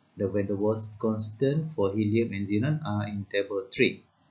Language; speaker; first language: English; non-native, local second language; Malay